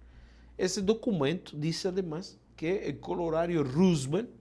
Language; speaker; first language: Portuguese; non-native, fluent; Spanish